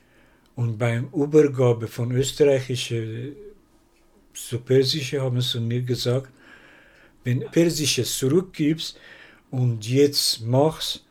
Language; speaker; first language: German; non-native, learner; Persian